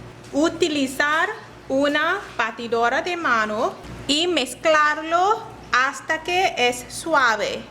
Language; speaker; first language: Spanish; non-native, learner; English